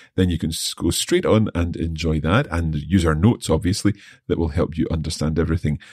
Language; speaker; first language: English; native; English